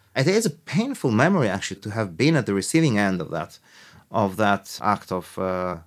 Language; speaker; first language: English; early bilingual, other home language; Albanian